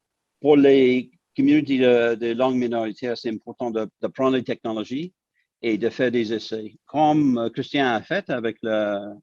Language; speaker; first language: French; non-native, local second language; English